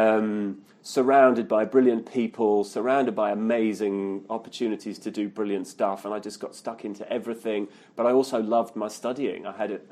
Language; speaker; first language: English; native; English